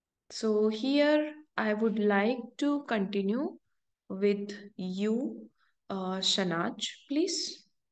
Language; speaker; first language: English; non-native, local second language; Hindi